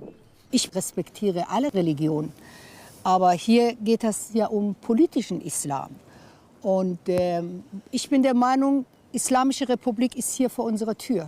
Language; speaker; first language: German; non-native, fluent; Persian